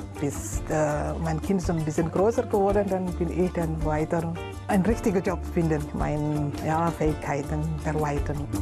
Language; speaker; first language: German; non-native, learner; Indonesian